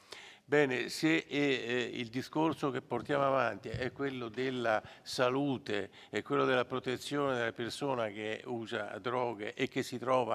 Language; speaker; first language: Italian; native; Italian